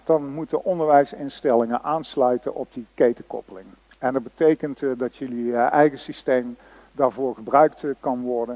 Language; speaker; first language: Dutch; native; Dutch